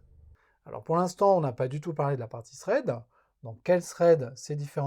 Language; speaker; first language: French; native; French